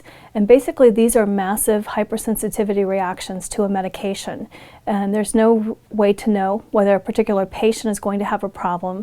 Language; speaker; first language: English; native; English